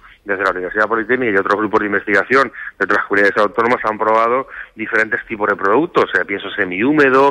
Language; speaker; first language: Spanish; native; Spanish